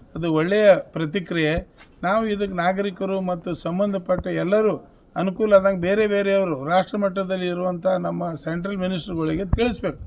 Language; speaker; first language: Kannada; non-native, local second language; Lambadi